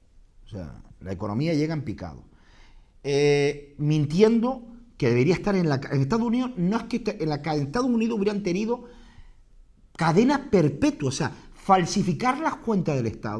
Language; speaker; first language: Spanish; native; Spanish